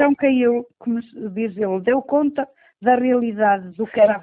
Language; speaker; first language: Portuguese; early bilingual, heritage; Portuguese